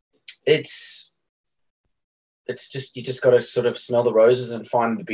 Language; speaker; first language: English; native; English